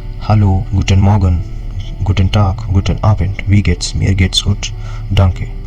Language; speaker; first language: German; non-native, learner; Marathi